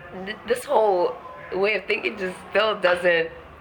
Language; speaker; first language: English; non-native, local second language; Ewe